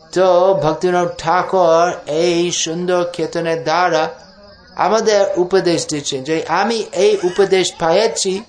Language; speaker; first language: Bangla; non-native, fluent; English